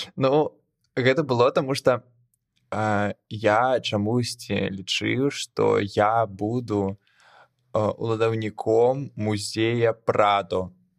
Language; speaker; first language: Belarusian; non-native, local second language; Russian